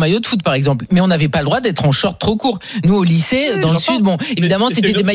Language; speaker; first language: French; native; French